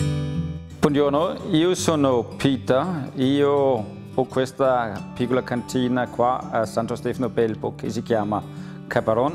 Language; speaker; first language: Italian; non-native, fluent; Danish